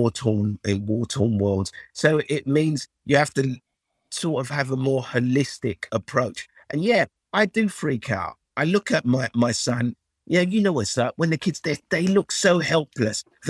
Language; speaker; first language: English; early bilingual, other home language; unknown